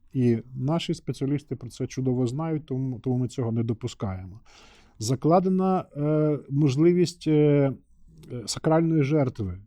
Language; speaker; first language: Ukrainian; native; Ukrainian